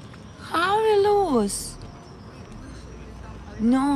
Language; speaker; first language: English; non-native, learner; Russian